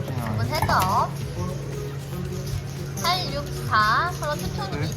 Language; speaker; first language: Korean; native; Korean